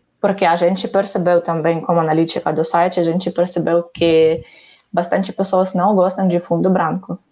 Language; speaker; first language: Portuguese; non-native, fluent; Ukrainian